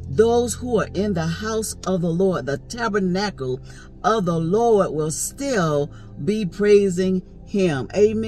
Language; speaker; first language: English; native; English